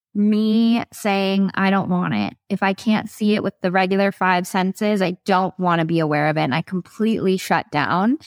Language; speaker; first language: English; native; English